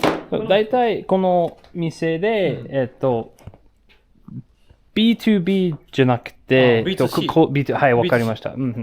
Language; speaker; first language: Japanese; non-native, learner; English